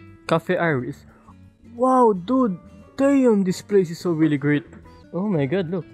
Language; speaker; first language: English; non-native, local second language; Filipino